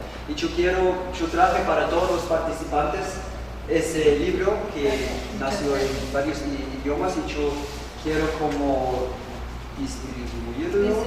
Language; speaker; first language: Spanish; non-native, learner; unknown